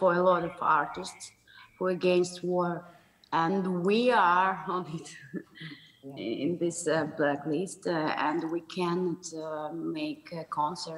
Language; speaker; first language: English; non-native, learner; Russian